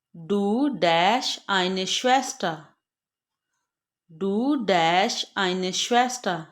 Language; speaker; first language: German; non-native, fluent; Urdu